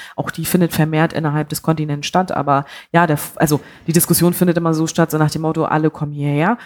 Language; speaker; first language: German; early bilingual, other home language; Bambara